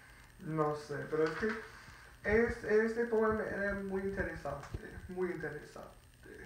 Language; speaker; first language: Spanish; non-native, fluent; English